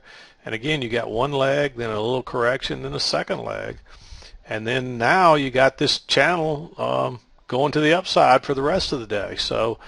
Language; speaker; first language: English; native; English